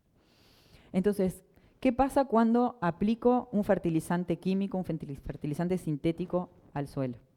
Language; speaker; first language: Spanish; native; Spanish